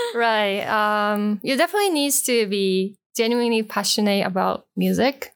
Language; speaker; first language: English; non-native, fluent; Japanese